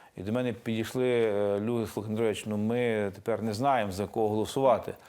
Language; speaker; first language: Ukrainian; native; Ukrainian